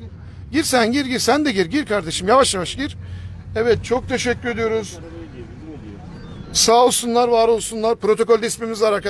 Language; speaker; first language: Turkish; native; Turkish